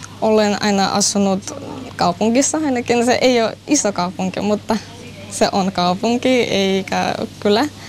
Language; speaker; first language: Finnish; non-native, fluent; Russian